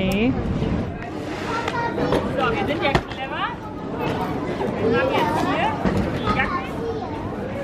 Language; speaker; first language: German; native; German